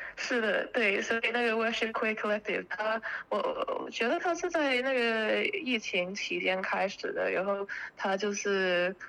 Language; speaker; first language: Chinese; early bilingual, heritage; Chinese